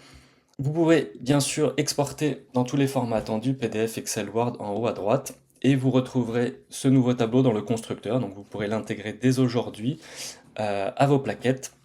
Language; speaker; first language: French; native; French